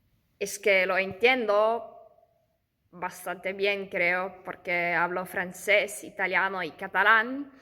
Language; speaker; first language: Spanish; non-native, learner; German